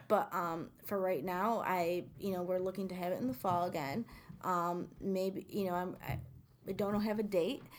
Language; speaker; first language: English; native; English